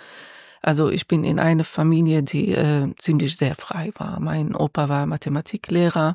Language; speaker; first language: German; non-native, learner; Arabic